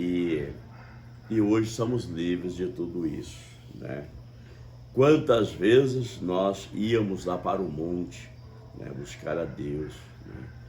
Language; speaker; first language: Portuguese; native; Portuguese